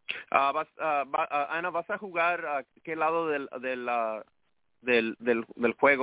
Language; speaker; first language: Spanish; early bilingual, heritage; Spanish